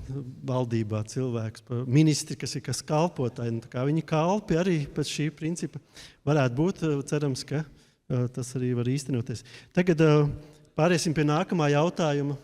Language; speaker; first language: Latvian; native; Latvian